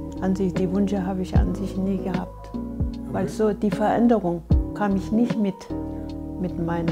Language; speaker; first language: German; non-native, fluent; Korean